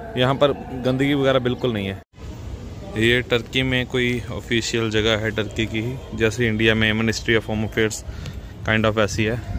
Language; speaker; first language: Hindi; non-native, local second language; Punjabi